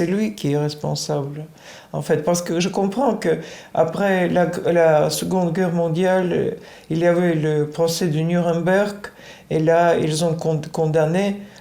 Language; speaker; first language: French; non-native, fluent; Russian